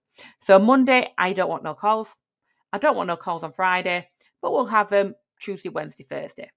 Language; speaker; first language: English; native; English